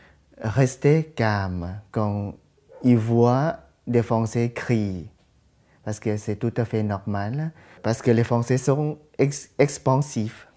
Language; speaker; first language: French; non-native, fluent; Thai